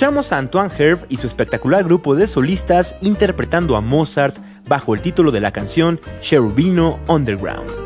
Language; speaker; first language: Spanish; native; Spanish